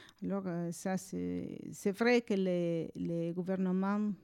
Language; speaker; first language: French; non-native, fluent; Spanish